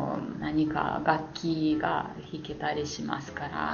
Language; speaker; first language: Japanese; non-native, fluent; Ukrainian